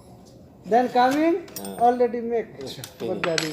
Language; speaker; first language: English; non-native, learner; Hindi